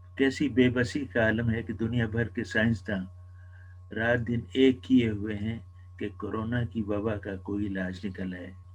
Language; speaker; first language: Urdu; native; Urdu